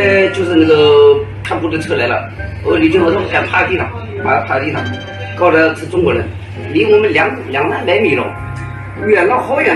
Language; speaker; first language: Chinese; native; Chinese